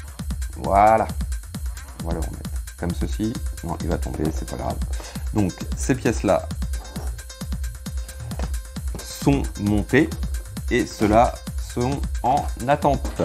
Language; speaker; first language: French; native; French